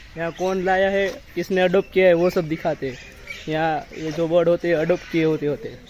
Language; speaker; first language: Hindi; non-native, local second language; Gujarati